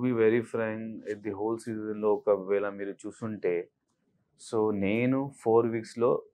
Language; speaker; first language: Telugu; non-native, learner; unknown